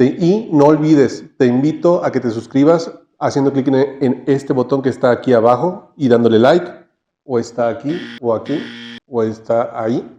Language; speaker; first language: Spanish; native; Spanish